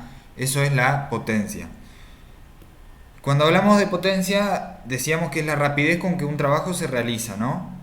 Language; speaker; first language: Spanish; native; Spanish